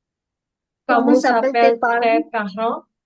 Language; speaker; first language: French; non-native, learner; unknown